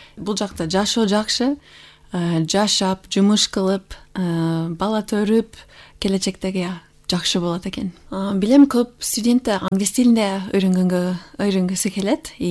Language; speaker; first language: Kyrgyz; non-native, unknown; English